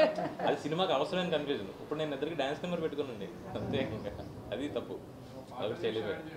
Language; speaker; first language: Telugu; native; Telugu